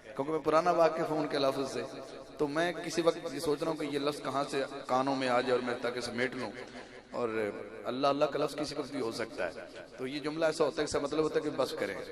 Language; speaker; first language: Urdu; non-native, local second language; Punjabi